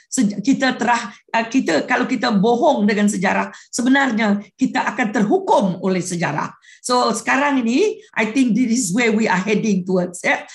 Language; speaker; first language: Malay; non-native, local second language; Iban